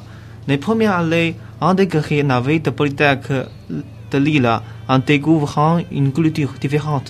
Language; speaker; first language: French; non-native, learner; Chinese